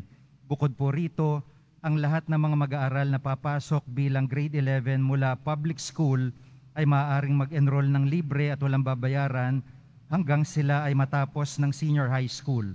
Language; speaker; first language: Filipino; native; Filipino